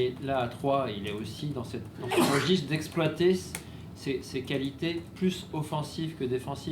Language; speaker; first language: French; native; French